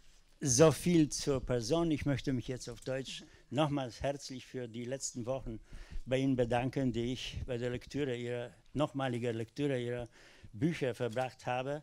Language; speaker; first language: German; non-native, fluent; Polish